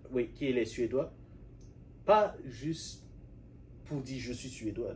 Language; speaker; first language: French; native; French